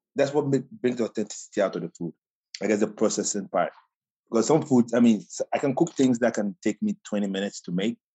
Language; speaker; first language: English; non-native, local second language; Akan